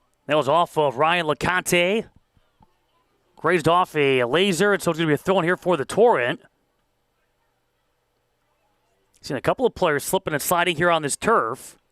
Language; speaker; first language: English; native; English